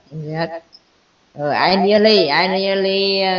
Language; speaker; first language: English; non-native, learner; Vietnamese